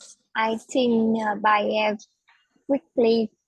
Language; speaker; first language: English; non-native, learner; Vietnamese